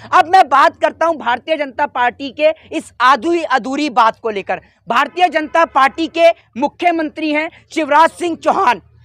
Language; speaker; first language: Hindi; native; Hindi